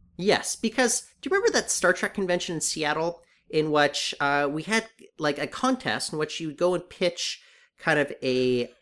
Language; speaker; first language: English; native; English